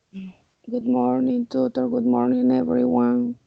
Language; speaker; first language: English; non-native, learner; Spanish